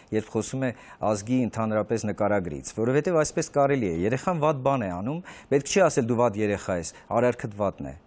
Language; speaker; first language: Armenian; native; Armenian